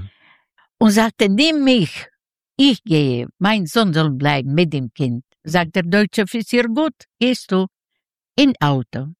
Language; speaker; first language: German; non-native, learner; Yiddish